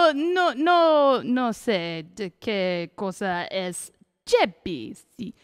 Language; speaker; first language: Spanish; non-native, learner; English